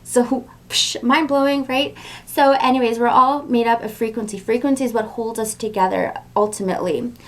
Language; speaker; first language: English; native; English